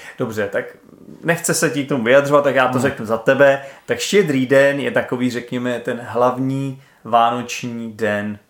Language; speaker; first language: Czech; native; Czech